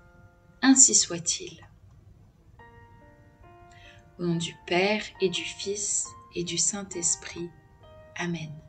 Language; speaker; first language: French; native; French